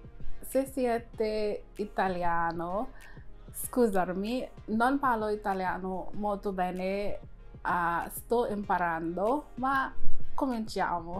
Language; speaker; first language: Italian; non-native, learner; English